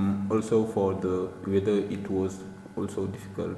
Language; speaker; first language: English; non-native, learner; Wolof